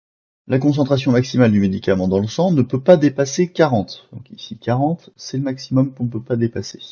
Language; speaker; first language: French; native; French